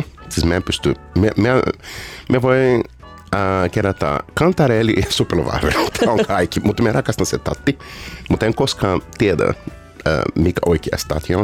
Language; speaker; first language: Finnish; non-native, learner; Portuguese